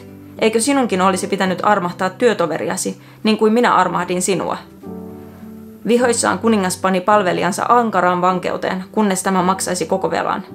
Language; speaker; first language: Finnish; native; Finnish